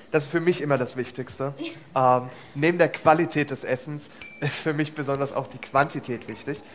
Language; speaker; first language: German; native; German